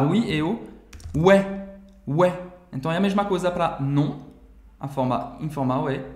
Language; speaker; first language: Portuguese; non-native, fluent; French